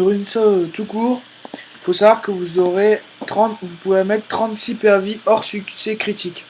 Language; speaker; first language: French; native; French